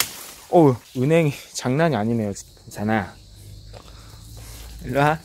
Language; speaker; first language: Korean; native; Korean